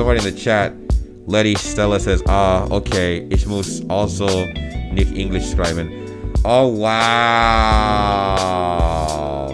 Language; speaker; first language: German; non-native, learner; English